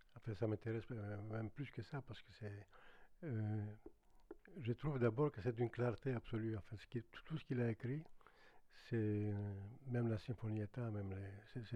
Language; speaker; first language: French; non-native, fluent; Greek